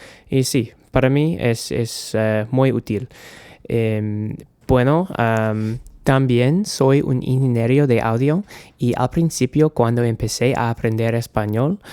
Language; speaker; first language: Spanish; non-native, learner; English